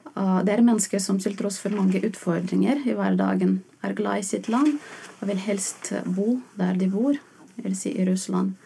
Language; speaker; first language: Norwegian; non-native, fluent; Russian